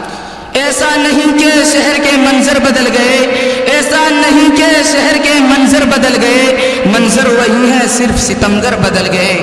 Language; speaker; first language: Urdu; native; Urdu